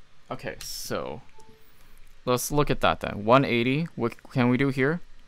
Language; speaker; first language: English; native; English